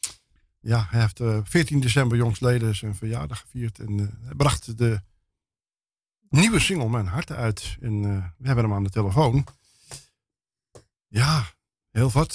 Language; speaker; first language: Dutch; native; Dutch